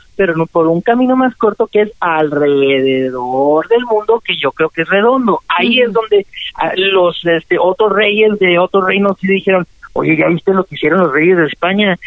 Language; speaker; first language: Spanish; native; Spanish